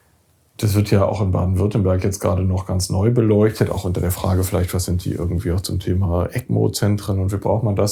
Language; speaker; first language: German; native; German